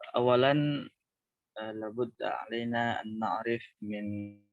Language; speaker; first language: Arabic; non-native, learner; Indonesian